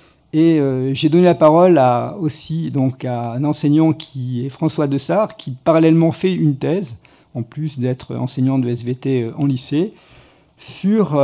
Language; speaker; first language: French; native; French